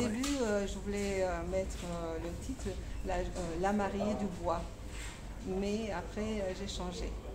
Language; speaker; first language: French; non-native, fluent; Romanian